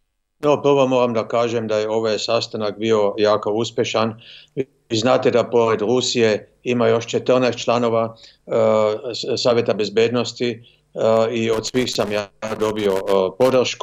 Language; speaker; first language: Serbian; non-native, fluent; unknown